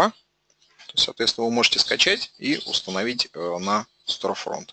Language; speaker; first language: Russian; native; Russian